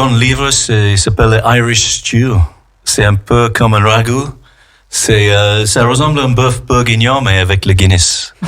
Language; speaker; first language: French; non-native, fluent; English